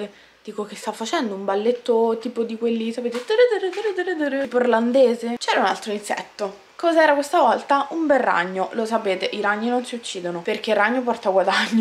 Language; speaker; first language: Italian; native; Italian